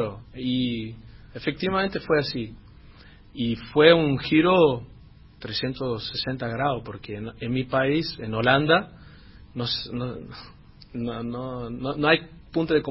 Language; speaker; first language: Spanish; non-native, fluent; Dutch